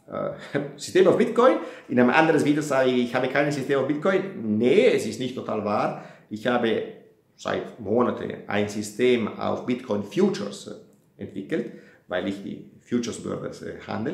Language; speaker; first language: German; non-native, fluent; Italian